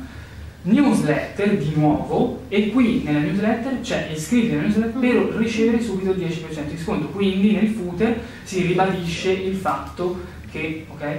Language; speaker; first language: Italian; native; Italian